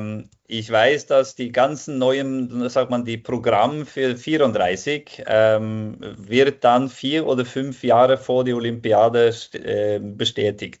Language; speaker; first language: German; non-native, fluent; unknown